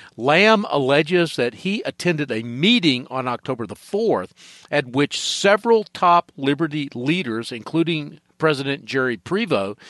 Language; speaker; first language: English; native; English